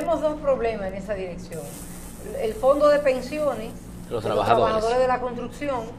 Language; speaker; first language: Spanish; native; Spanish